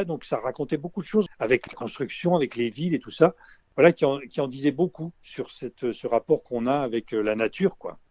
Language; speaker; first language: French; native; French